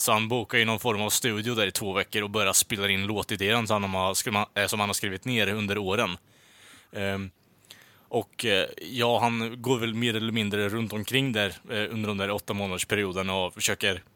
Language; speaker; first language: Swedish; native; Swedish